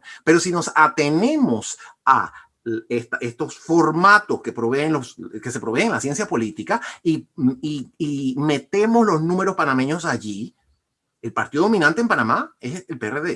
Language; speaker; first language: Spanish; native; Spanish